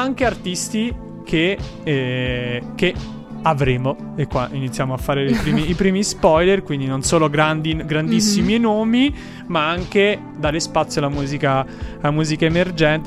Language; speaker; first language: Italian; native; Italian